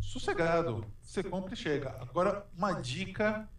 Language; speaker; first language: Portuguese; native; Portuguese